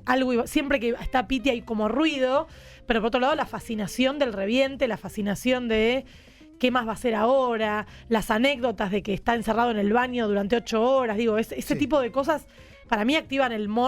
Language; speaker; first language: Spanish; native; Spanish